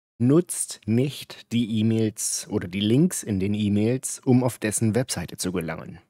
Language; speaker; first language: German; native; German